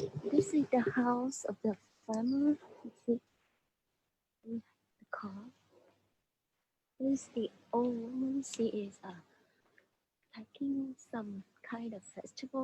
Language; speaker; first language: English; non-native, learner; Vietnamese